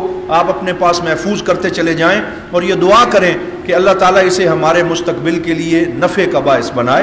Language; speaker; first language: Urdu; native; Urdu